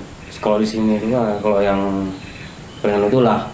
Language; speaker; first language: Malay; native; Malay